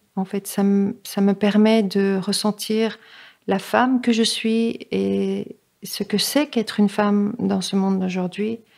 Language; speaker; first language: French; native; French